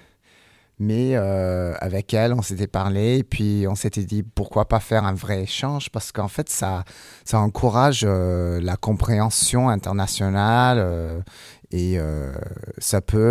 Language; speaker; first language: French; non-native, fluent; English